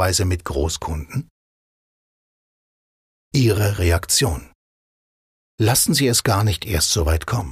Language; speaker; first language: German; native; German